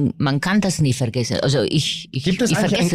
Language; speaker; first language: German; non-native, fluent; Spanish